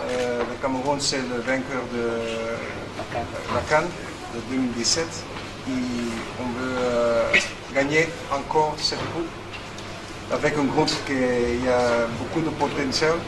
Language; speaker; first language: French; non-native, fluent; Dutch